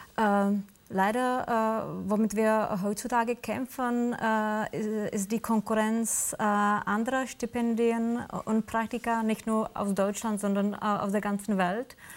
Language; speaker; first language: German; non-native, fluent; Czech